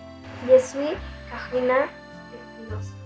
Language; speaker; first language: French; non-native, learner; Spanish